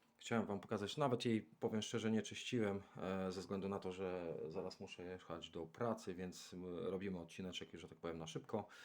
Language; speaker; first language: Polish; native; Polish